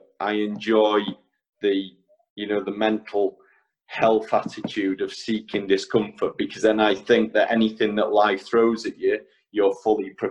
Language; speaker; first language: English; native; English